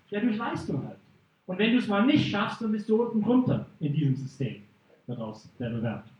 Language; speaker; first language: German; non-native, fluent; English